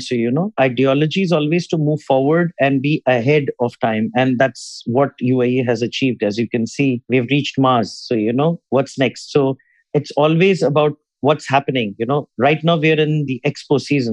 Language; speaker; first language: English; non-native, local second language; Urdu